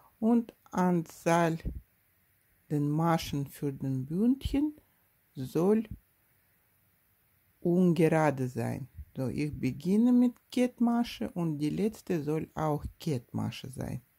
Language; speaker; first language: German; non-native, learner; Russian